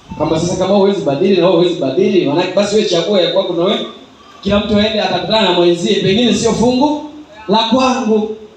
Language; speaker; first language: Swahili; native; Swahili